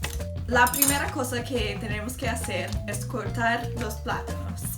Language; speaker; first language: Spanish; non-native, fluent; English